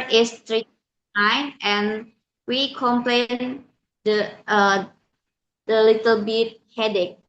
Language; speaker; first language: English; non-native, learner; Indonesian